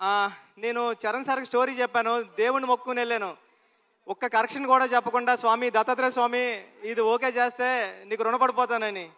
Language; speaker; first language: Telugu; native; Telugu